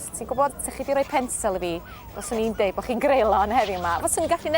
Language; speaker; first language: Welsh; native; Welsh